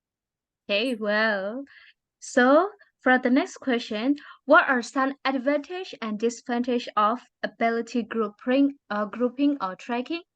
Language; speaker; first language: English; non-native, learner; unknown